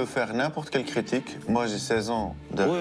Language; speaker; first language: French; non-native, fluent; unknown